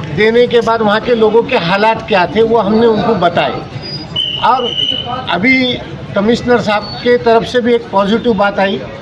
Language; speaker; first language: Hindi; native; Hindi